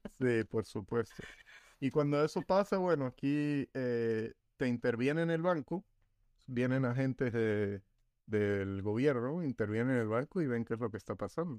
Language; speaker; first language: Spanish; native; Spanish